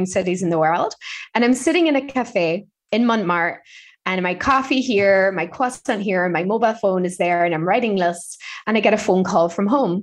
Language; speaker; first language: English; native; English